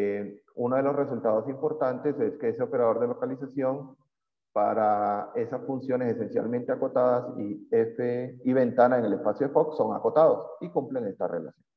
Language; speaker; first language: Spanish; native; Spanish